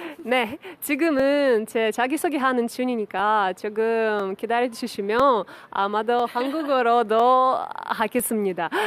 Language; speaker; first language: Korean; non-native, fluent; Russian